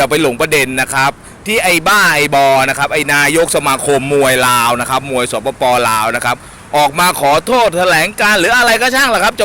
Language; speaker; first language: Thai; native; Thai